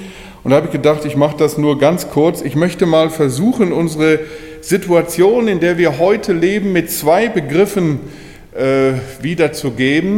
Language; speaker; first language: German; native; German